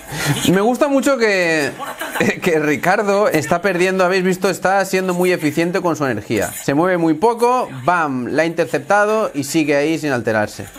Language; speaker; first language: Spanish; native; Spanish